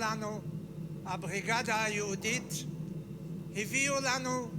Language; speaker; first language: Hebrew; non-native, fluent; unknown